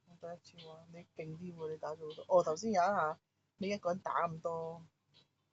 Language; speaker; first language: Chinese; native; Chinese